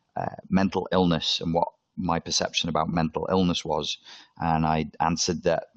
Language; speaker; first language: English; native; English